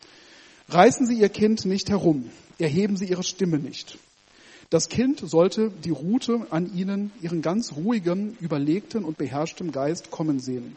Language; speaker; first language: German; native; German